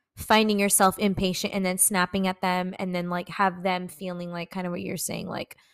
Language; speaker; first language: English; native; English